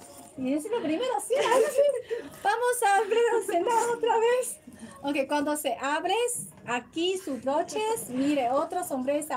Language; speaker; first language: Spanish; non-native, learner; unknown